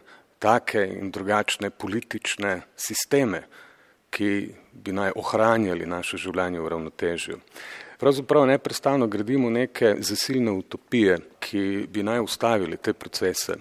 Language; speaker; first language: Slovenian; native; Slovenian